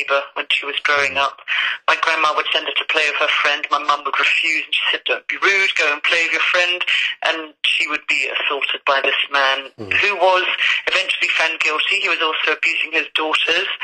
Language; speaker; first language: English; native; English